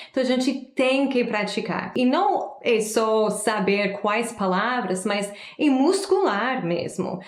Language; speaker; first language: Portuguese; non-native, fluent; English